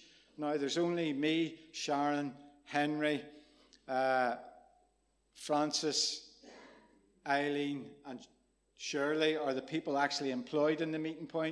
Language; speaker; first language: English; native; English